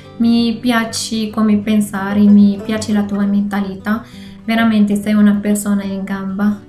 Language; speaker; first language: Italian; non-native, learner; Arabic